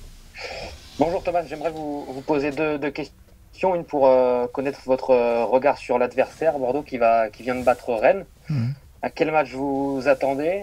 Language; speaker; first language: French; native; French